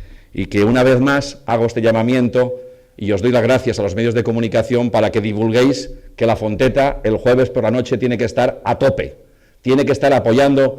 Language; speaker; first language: Spanish; native; Spanish